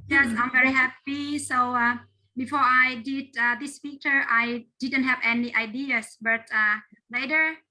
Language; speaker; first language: English; non-native, learner; Vietnamese